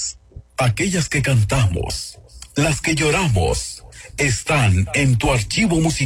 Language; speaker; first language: Spanish; native; Spanish